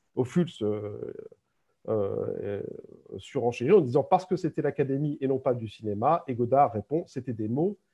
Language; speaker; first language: French; native; French